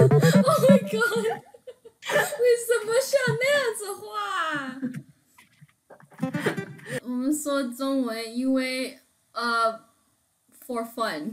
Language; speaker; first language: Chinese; early bilingual, heritage; Chinese